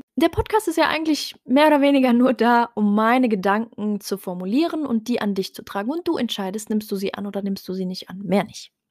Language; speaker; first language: German; early bilingual, other home language; Riffian